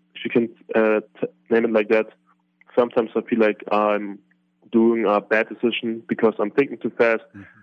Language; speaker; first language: English; non-native, fluent; German